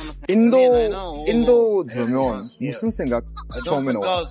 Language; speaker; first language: Korean; non-native, learner; Hindi